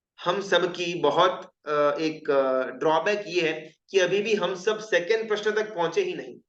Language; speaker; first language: Hindi; non-native, local second language; Gujarati